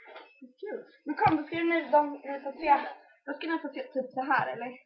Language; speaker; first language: Swedish; native; Swedish